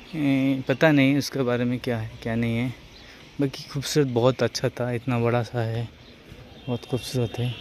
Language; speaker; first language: Hindi; non-native, local second language; Odia